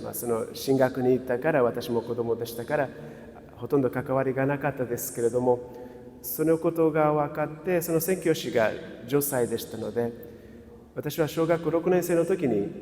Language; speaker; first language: Japanese; non-native, fluent; Portuguese